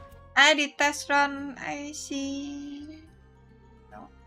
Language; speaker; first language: English; non-native, learner; Vietnamese